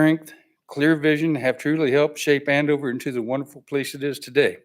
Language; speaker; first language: English; native; English